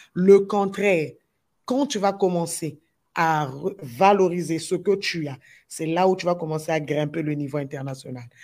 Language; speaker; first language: French; non-native, local second language; Lingala